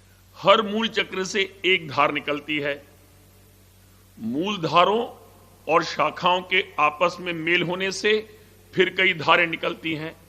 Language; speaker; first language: Hindi; native; Hindi